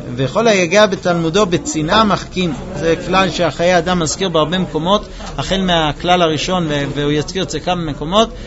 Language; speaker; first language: Hebrew; non-native, fluent; English